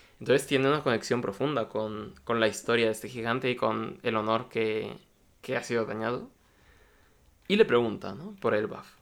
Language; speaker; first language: Spanish; early bilingual, other home language; Russian